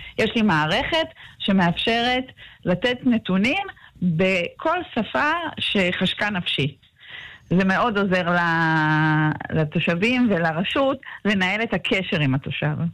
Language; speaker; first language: Hebrew; native; Hebrew